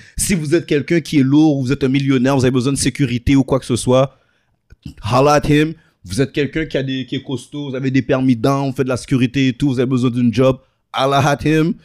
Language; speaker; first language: French; early bilingual, other home language; Haitian Creole